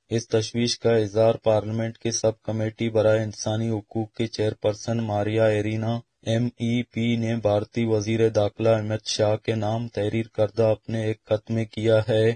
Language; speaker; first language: Urdu; non-native, local second language; Baluchi